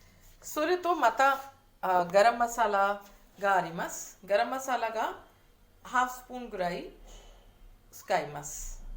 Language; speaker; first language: Japanese; non-native, fluent; Hindi